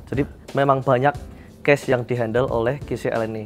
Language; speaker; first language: Indonesian; native; Indonesian